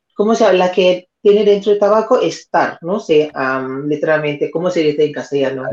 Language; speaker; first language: Spanish; non-native, fluent; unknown